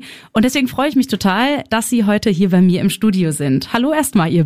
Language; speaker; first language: German; native; German